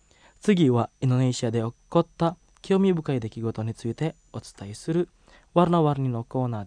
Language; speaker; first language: Japanese; non-native, fluent; Indonesian